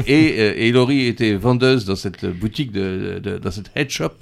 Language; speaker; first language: French; native; French